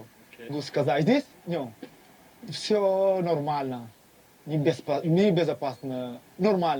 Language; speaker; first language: Russian; non-native, learner; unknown